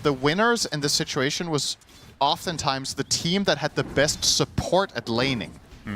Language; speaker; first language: English; native; English